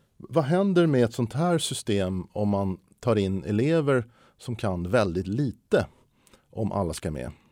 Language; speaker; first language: Swedish; native; Swedish